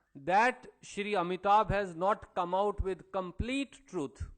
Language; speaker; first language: English; non-native, local second language; Hindi